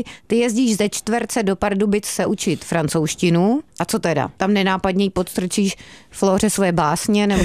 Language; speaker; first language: Czech; native; Czech